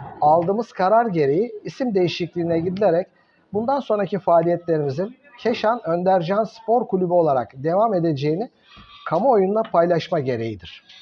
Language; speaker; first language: Turkish; native; Turkish